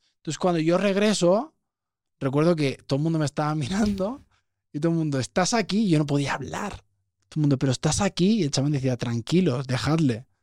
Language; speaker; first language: Spanish; native; Spanish